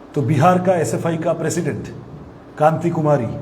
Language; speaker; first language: Hindi; non-native, local second language; Bangla